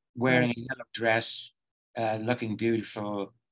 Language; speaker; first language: English; native; English